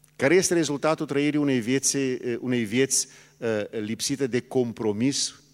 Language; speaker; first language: Romanian; early bilingual, heritage; Romanian